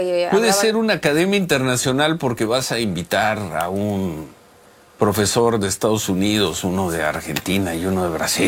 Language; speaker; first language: Spanish; native; Spanish